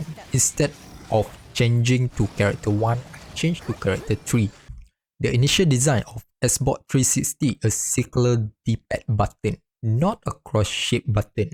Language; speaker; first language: English; non-native, fluent; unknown